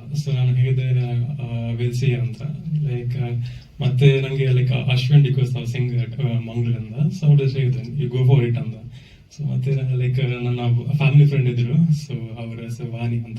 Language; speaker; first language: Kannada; non-native, local second language; Konkani